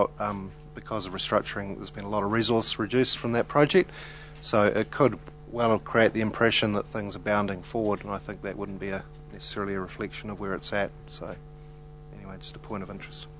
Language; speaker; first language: English; native; English